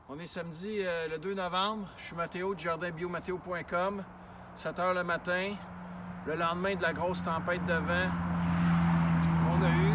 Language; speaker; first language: French; native; French